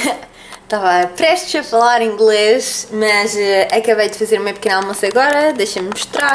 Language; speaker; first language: Portuguese; early bilingual, heritage; Portuguese